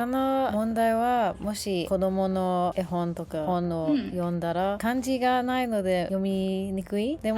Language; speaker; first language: Japanese; non-native, learner; English